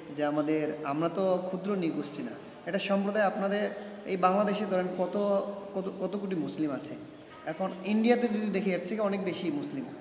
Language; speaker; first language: Bangla; non-native, local second language; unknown